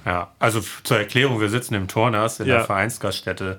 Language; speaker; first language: German; native; German